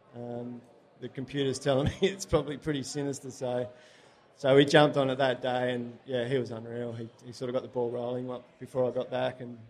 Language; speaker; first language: English; native; English